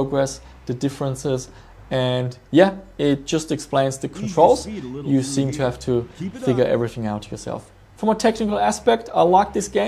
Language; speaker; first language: English; non-native, fluent; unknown